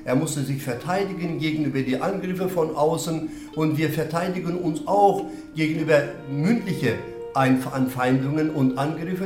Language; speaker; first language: German; non-native, fluent; Turkish